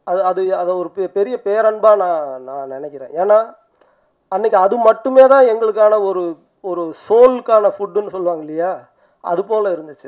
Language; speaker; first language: Tamil; native; Tamil